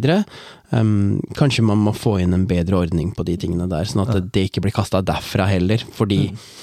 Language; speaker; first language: Norwegian; early bilingual, other home language; Tamil